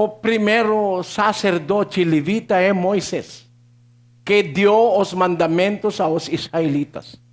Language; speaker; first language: Portuguese; non-native, learner; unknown